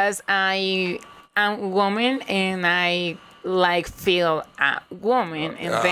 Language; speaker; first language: English; non-native, learner; Spanish